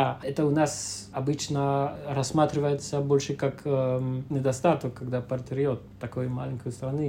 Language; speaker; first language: Russian; non-native, fluent; French